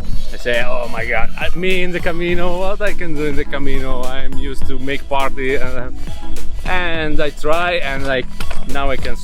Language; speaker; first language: English; non-native, learner; Italian